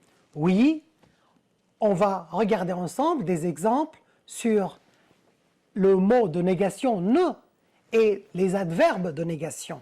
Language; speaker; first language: French; non-native, fluent; Arabic